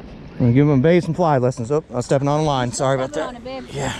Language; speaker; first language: English; native; English